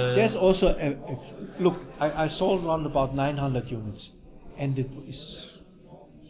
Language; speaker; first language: English; non-native, fluent; German